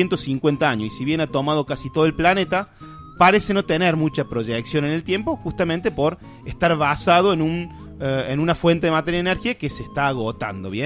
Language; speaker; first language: Spanish; native; Spanish